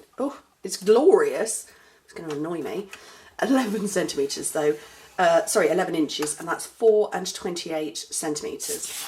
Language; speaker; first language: English; native; English